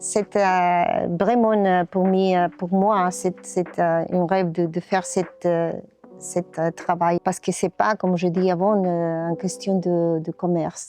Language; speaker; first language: French; non-native, learner; Spanish